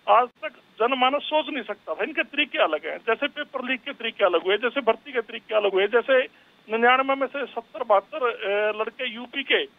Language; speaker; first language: Hindi; native; Hindi